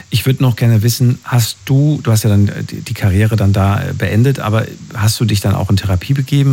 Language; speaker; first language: German; native; German